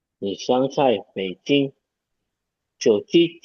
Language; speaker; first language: Chinese; non-native, learner; Indonesian